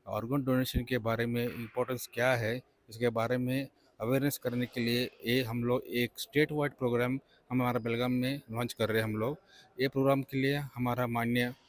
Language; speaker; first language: Hindi; non-native, local second language; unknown